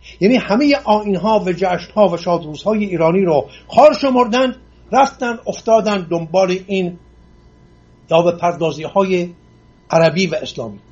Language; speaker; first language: Persian; non-native, local second language; Assyrian Neo-Aramaic